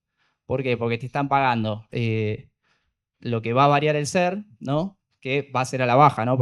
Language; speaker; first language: Spanish; native; Spanish